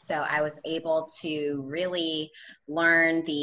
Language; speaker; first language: English; native; English